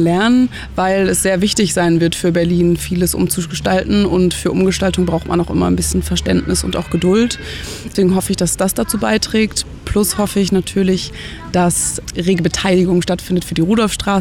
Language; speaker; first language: German; native; German